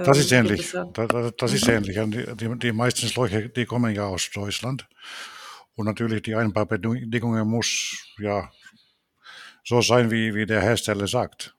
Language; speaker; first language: German; non-native, fluent; Finnish